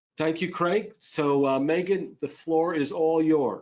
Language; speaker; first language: English; native; English